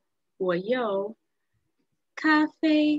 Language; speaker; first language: Chinese; non-native, learner; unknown